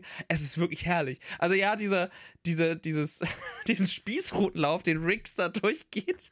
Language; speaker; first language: German; native; German